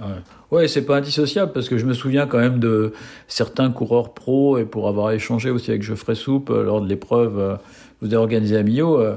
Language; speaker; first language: French; native; French